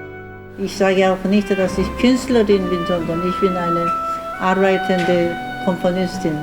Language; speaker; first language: German; non-native, fluent; Korean